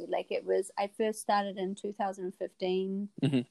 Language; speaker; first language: English; native; English